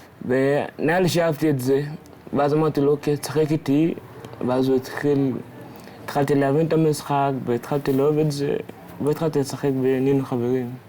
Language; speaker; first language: Hebrew; early bilingual, other home language; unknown